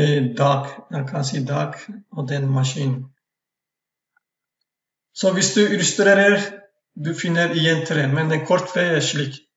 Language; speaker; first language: Norwegian; non-native, fluent; Turkish